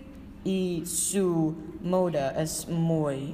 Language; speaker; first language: Spanish; non-native, learner; English